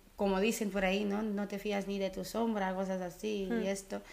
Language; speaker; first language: Spanish; early bilingual, other home language; Dutch